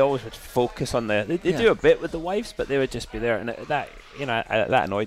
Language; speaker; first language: English; native; English